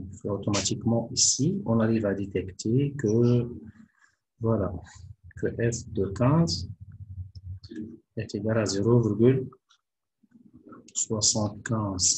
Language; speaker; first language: French; non-native, local second language; Arabic